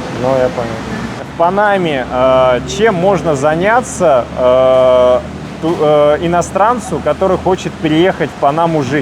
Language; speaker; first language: Russian; native; Russian